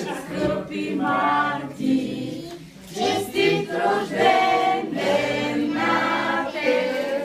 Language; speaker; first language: Bulgarian; native; Bulgarian